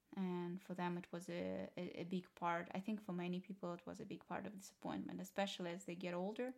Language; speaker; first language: English; non-native, fluent; Russian